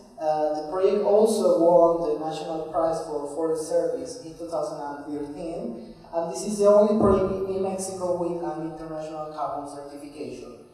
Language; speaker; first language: English; non-native, fluent; Spanish